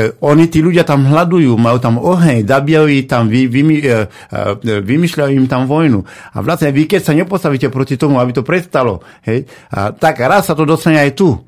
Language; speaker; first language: Slovak; non-native, fluent; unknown